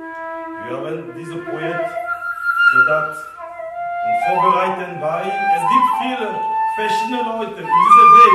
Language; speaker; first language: German; non-native, learner; French